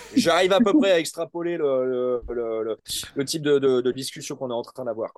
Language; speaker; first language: French; native; French